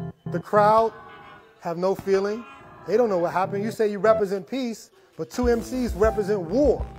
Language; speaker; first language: English; native; English